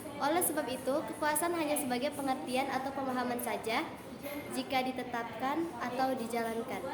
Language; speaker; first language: Indonesian; native; Indonesian